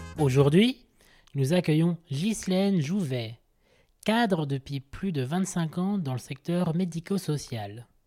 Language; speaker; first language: French; native; French